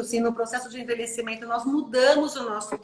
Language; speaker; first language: Portuguese; native; Portuguese